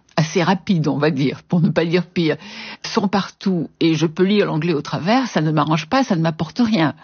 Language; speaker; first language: French; native; French